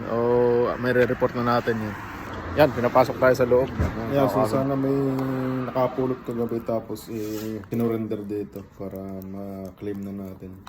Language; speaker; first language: Filipino; native; Filipino